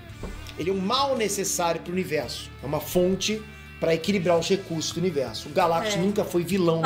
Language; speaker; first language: Portuguese; native; Portuguese